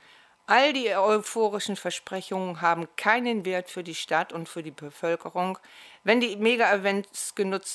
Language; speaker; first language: German; native; German